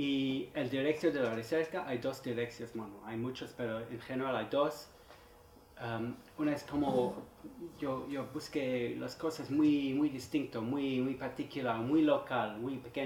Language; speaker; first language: Spanish; non-native, learner; English